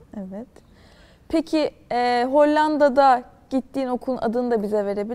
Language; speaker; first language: Turkish; native; Turkish